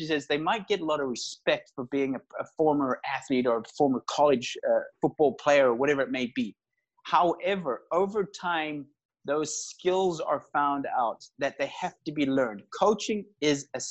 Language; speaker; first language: English; native; English